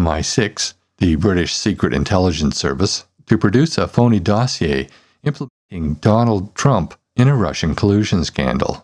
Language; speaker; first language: English; native; English